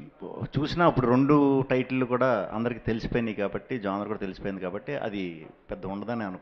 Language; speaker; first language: Telugu; native; Telugu